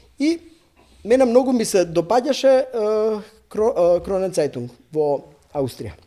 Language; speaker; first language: Macedonian; native; Macedonian